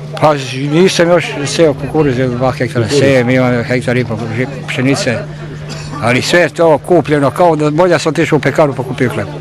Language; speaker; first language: Serbian; native; Serbian